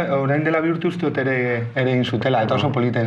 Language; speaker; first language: Basque; non-native, local second language; Spanish